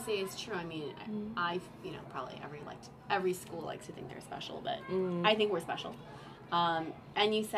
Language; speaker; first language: English; native; English